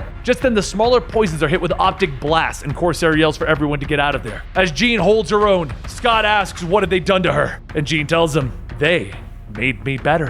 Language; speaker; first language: English; native; English